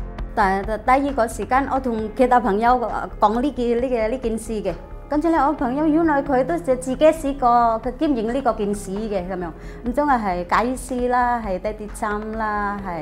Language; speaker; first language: Chinese; non-native, fluent; Indonesian